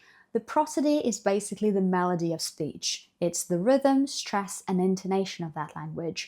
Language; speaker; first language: English; non-native, fluent; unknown